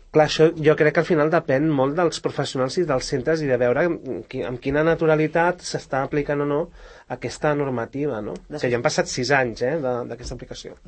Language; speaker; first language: Catalan; native; Catalan